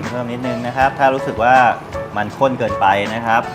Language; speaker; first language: Thai; native; Thai